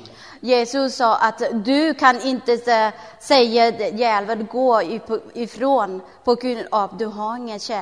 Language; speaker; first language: Swedish; non-native, learner; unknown